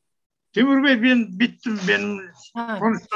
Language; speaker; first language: Turkish; non-native, learner; Kazakh